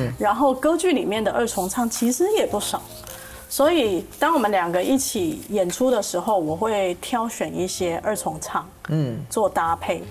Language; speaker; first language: Chinese; native; Chinese